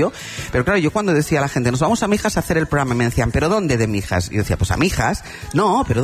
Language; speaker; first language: Spanish; native; Spanish